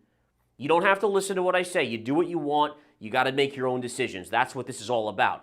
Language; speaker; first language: English; native; English